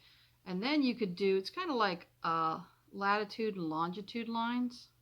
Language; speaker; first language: English; native; English